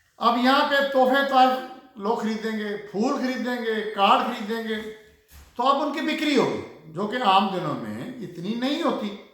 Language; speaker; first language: Urdu; native; Urdu